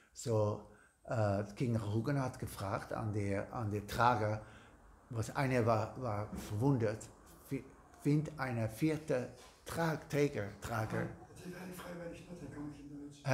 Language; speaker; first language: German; non-native, learner; Dutch